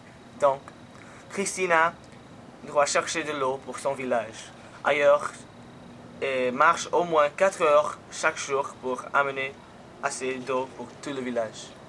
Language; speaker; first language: French; non-native, learner; English